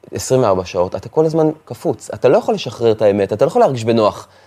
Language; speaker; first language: Hebrew; native; Hebrew